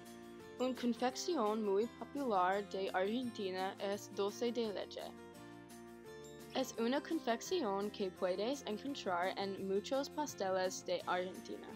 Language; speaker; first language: Spanish; non-native, learner; English